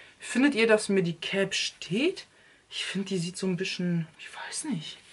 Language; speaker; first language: German; early bilingual, other home language; Turkish